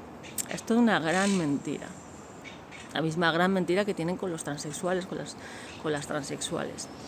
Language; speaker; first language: Spanish; native; Spanish